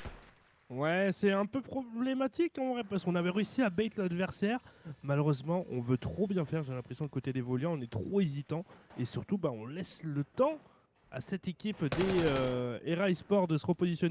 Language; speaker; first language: French; native; French